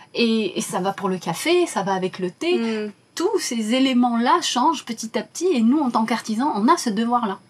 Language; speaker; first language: French; non-native, local second language; Arabic